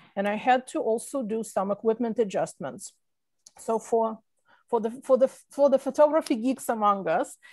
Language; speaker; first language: English; non-native, fluent; Russian